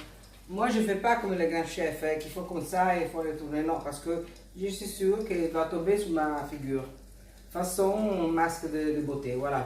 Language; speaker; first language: French; non-native, fluent; Italian